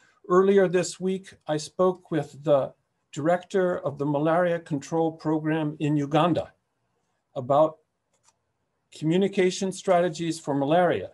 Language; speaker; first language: English; native; English